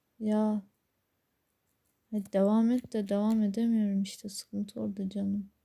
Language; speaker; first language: Turkish; native; Turkish